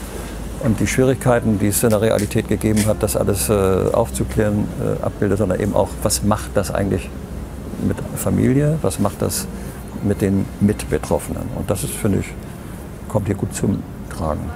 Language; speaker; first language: German; native; German